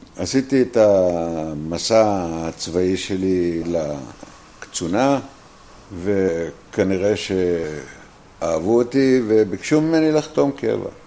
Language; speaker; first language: Hebrew; native; Hebrew